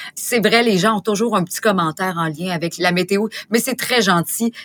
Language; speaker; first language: French; native; French